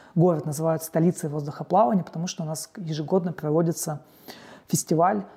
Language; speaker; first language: Russian; native; Russian